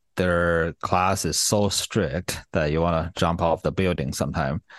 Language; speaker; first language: English; non-native, fluent; Chinese